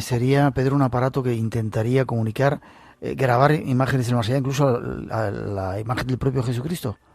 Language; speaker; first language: Spanish; native; Spanish